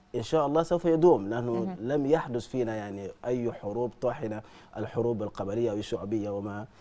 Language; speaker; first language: Arabic; non-native, fluent; Wolof